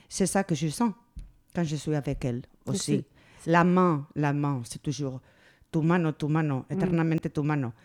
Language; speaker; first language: French; non-native, fluent; Spanish